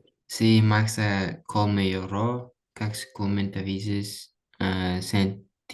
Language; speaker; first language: Finnish; non-native, learner; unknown